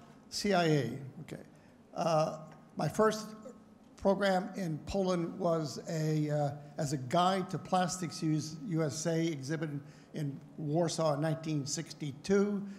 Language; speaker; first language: English; early bilingual, other home language; Polish